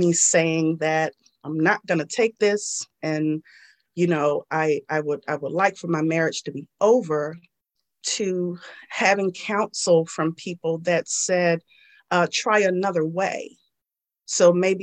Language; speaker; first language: English; native; English